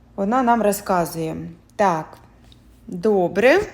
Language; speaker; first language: Ukrainian; native; Ukrainian